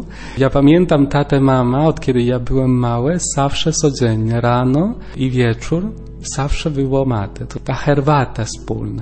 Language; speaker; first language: Polish; non-native, learner; Spanish